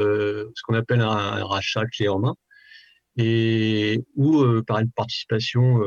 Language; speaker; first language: French; native; French